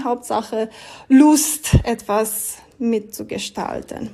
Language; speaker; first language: German; non-native, learner; Romanian